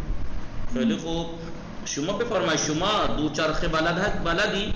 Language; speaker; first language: Persian; non-native, fluent; Urdu